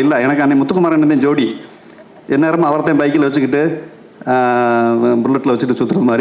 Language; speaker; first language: Tamil; native; Tamil